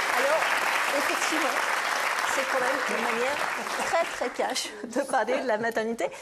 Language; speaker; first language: French; native; French